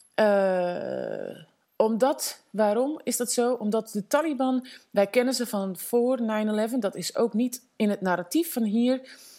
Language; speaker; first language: Dutch; native; Dutch